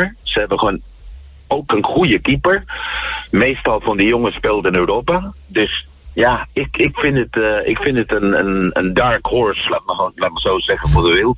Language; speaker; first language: Dutch; non-native, fluent; Spanish